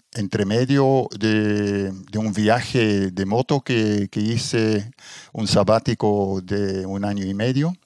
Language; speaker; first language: Spanish; non-native, fluent; Dutch